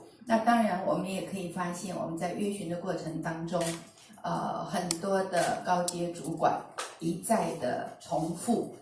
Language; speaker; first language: Chinese; native; Chinese